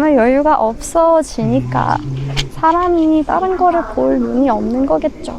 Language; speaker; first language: Korean; non-native, fluent; Persian